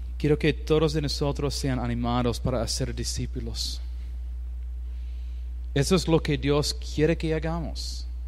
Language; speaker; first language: Spanish; non-native, learner; English